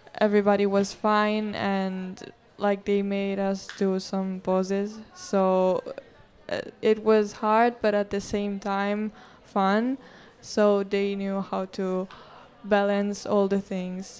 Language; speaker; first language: English; non-native, fluent; Italian